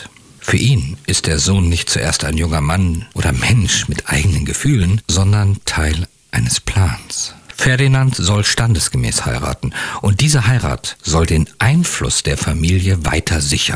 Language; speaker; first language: German; native; German